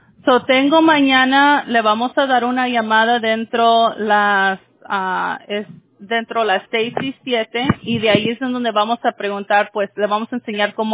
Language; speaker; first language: Spanish; early bilingual, heritage; Spanish